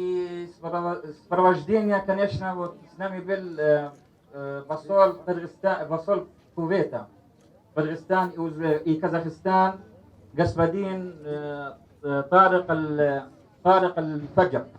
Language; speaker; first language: Russian; non-native, fluent; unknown